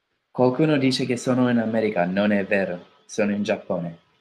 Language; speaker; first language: Italian; non-native, fluent; English